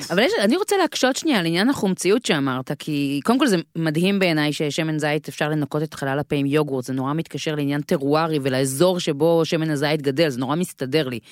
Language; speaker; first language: Hebrew; native; Hebrew